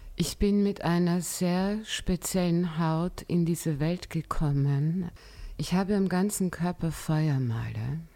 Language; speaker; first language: German; native; German